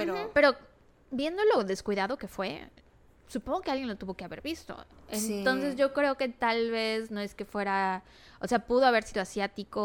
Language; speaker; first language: Spanish; native; Spanish